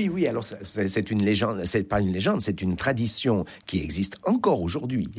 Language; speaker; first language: French; native; French